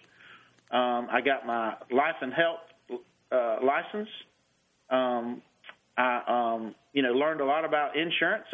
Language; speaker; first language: English; native; English